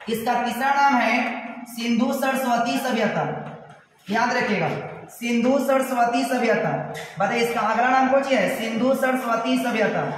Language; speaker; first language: Hindi; native; Hindi